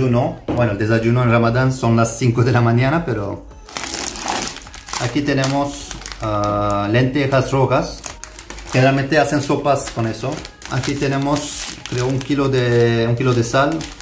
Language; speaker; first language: Spanish; non-native, fluent; Turkish